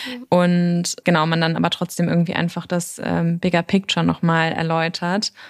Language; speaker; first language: German; native; German